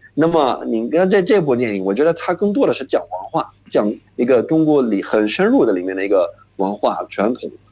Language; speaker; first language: Chinese; non-native, fluent; Arabic